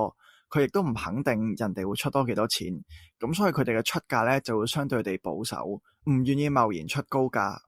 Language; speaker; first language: Cantonese; native; Cantonese